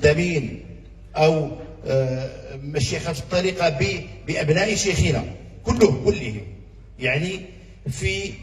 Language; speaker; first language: Arabic; native; Arabic